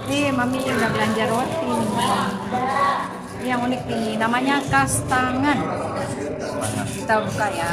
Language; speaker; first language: Indonesian; native; Indonesian